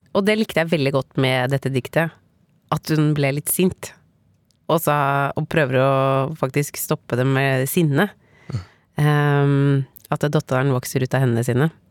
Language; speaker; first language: Norwegian; native; Norwegian